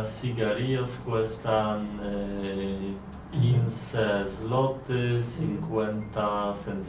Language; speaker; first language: Spanish; non-native, learner; Polish